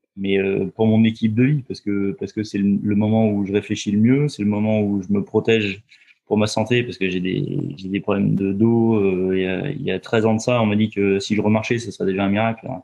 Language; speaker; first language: French; native; French